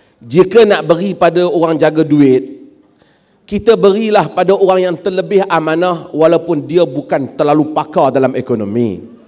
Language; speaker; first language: Malay; native; Malay